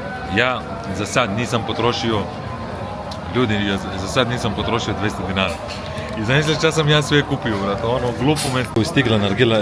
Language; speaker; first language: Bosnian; early bilingual, heritage; Bosnian